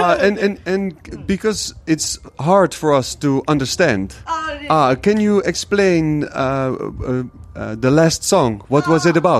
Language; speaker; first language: English; non-native, fluent; Dutch